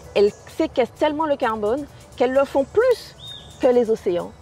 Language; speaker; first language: French; native; French